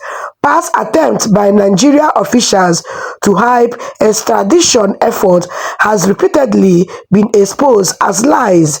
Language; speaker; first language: English; non-native, local second language; Igbo